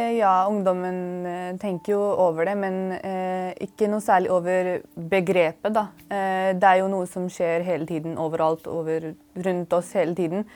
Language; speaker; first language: Norwegian; early bilingual, other home language; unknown